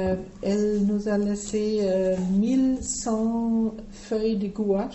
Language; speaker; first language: French; non-native, fluent; German